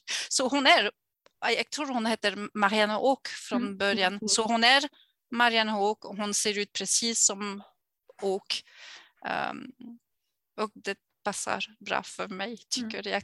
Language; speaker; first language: Swedish; non-native, fluent; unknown